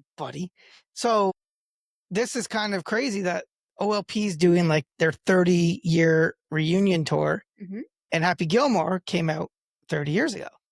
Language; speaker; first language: English; native; English